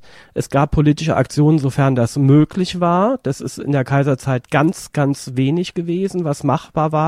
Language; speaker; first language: German; native; German